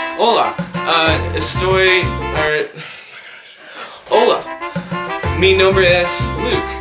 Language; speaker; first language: Spanish; non-native, learner; English